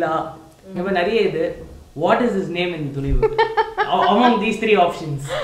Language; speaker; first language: Tamil; native; Tamil